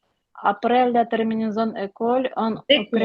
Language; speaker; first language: French; non-native, learner; Ukrainian